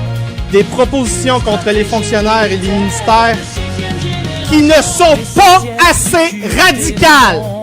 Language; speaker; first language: French; native; French